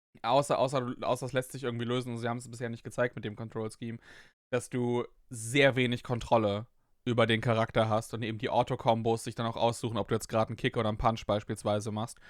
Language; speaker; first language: German; native; German